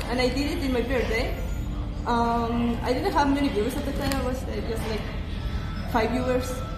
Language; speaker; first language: English; non-native, fluent; Spanish